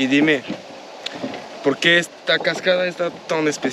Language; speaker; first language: Spanish; non-native, learner; French